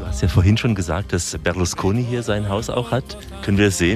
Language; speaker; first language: German; native; German